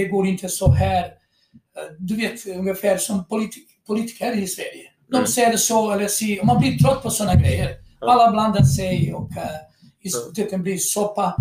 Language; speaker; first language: Swedish; non-native, fluent; Croatian